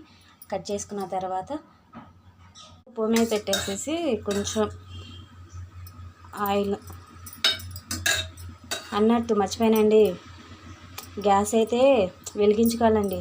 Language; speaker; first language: Telugu; native; Telugu